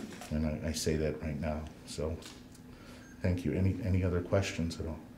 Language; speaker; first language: English; native; English